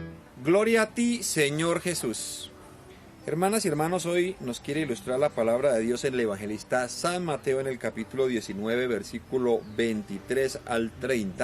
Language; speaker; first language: Spanish; native; Spanish